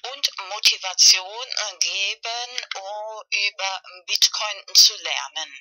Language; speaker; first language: German; non-native, learner; Spanish